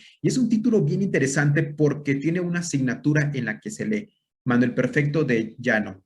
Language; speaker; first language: Spanish; native; Spanish